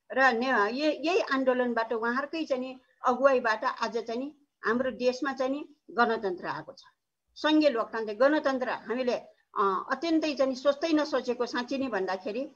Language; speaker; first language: Nepali; non-native, local second language; Newari